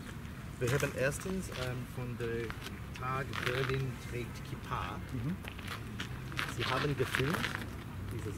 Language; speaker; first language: German; non-native, fluent; English